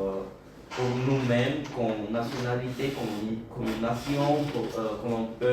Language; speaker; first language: French; non-native, learner; Bulgarian